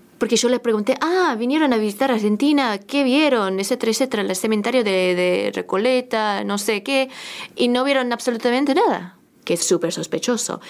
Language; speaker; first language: Spanish; early bilingual, other home language; Korean